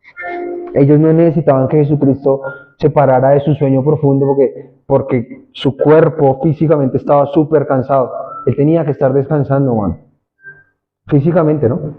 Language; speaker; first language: Spanish; native; Spanish